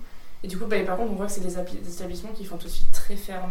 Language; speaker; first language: French; native; French